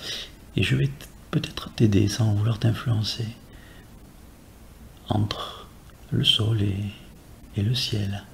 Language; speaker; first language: French; native; French